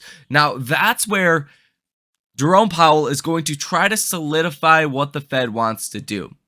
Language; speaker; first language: English; native; English